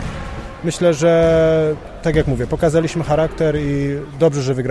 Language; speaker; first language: Polish; non-native, fluent; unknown